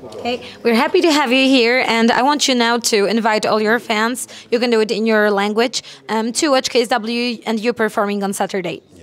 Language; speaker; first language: English; non-native, fluent; Polish